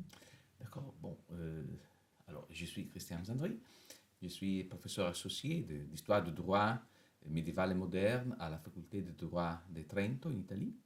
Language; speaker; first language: French; non-native, fluent; Italian